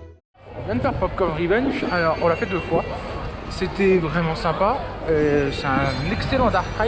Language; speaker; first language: French; native; French